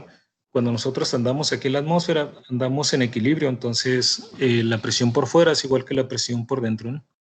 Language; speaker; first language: Spanish; native; Spanish